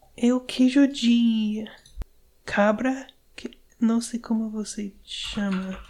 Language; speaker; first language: Portuguese; non-native, learner; English